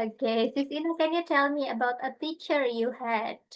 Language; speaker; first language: English; non-native, fluent; Indonesian